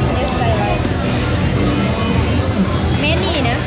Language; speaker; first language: English; non-native, learner; Thai